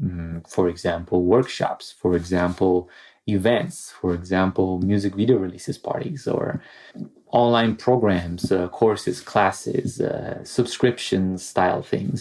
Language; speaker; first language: English; non-native, fluent; Italian